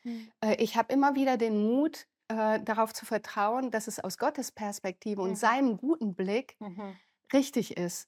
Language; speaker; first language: German; native; German